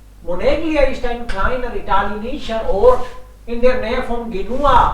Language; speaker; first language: German; non-native, fluent; Hindi